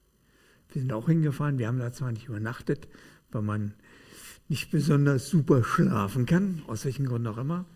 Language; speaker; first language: German; native; German